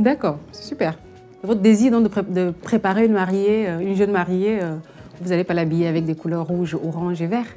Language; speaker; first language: French; native; French